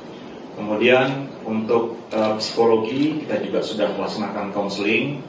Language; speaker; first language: Indonesian; native; Indonesian